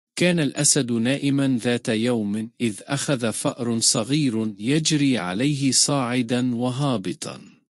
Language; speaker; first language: Arabic; non-native, fluent; Turkish